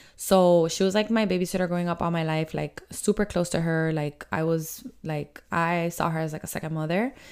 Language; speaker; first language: English; early bilingual, other home language; Spanish